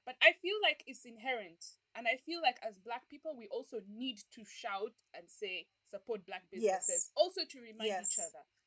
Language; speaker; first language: English; non-native, local second language; Ganda